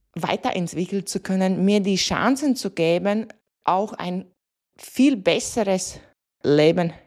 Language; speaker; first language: German; non-native, fluent; Latvian